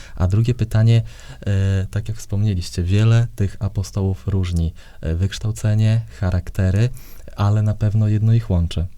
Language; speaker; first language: Polish; native; Polish